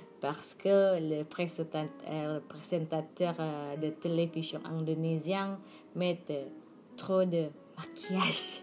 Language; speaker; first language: French; non-native, learner; Indonesian